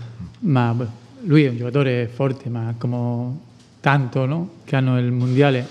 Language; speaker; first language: Italian; non-native, fluent; Spanish